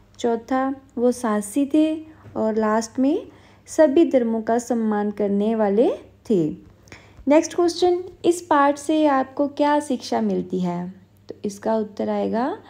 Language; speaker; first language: Hindi; non-native, local second language; Punjabi